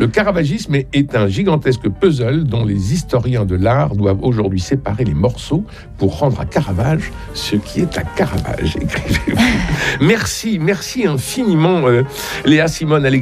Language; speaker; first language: French; native; French